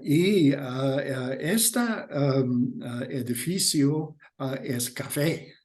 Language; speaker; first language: Spanish; non-native, learner; English